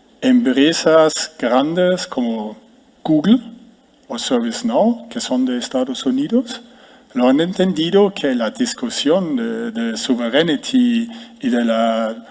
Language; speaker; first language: Spanish; non-native, fluent; German